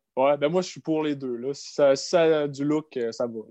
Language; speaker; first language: French; native; French